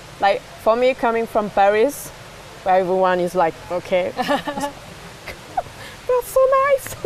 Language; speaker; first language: English; non-native, fluent; French